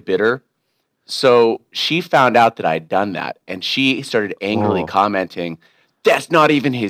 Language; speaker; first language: English; native; English